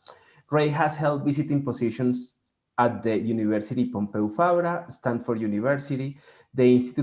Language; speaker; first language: English; non-native, fluent; Spanish